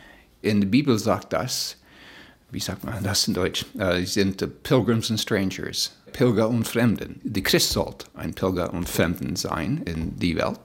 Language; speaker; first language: German; early bilingual, heritage; Plautdietsch